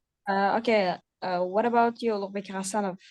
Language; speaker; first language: English; non-native, learner; Uzbek